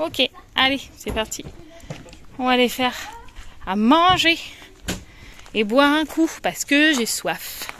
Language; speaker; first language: French; native; French